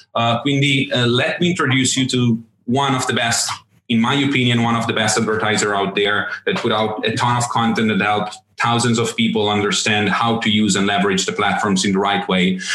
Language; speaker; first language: English; non-native, fluent; Italian